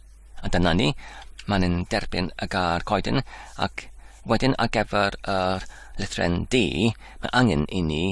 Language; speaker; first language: Welsh; non-native, learner; Polish